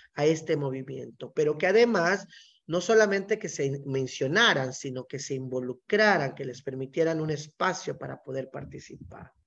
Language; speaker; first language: Spanish; non-native, local second language; Zapotec